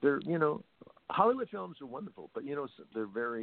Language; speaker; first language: English; native; English